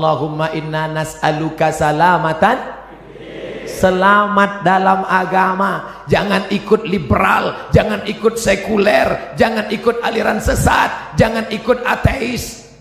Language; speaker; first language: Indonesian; native; Indonesian